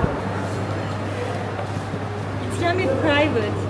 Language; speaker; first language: English; non-native, learner; Turkish